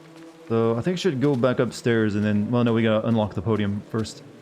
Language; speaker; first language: English; native; English